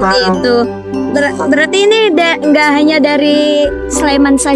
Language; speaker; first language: Indonesian; native; Indonesian